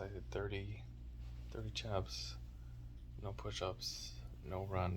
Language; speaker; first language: English; native; English